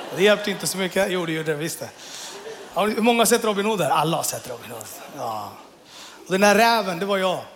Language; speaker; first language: Swedish; early bilingual, other home language; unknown